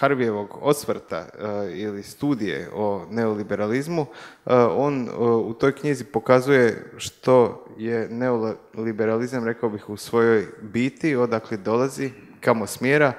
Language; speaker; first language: Croatian; native; Croatian